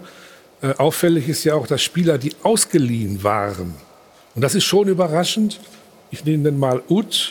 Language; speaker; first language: German; native; German